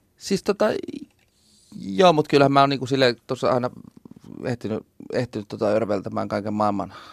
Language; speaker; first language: Finnish; native; Finnish